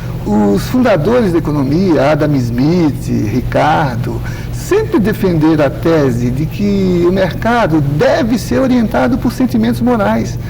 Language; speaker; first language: Portuguese; native; Portuguese